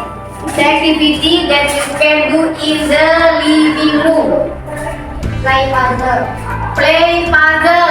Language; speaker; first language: English; non-native, learner; Indonesian